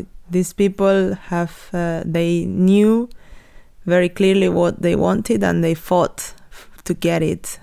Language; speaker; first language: English; non-native, fluent; Spanish